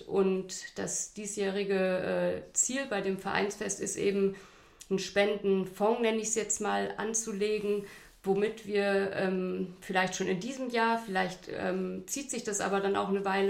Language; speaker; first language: German; native; German